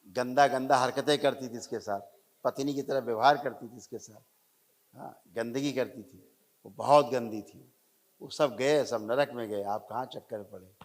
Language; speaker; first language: Hindi; native; Hindi